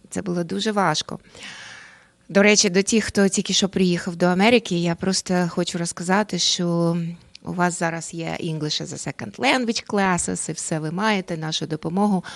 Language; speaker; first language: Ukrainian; non-native, local second language; Russian